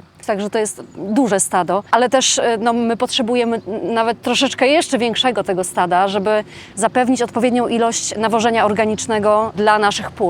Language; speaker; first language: Polish; native; Polish